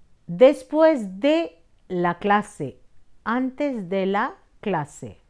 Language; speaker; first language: Spanish; non-native, fluent; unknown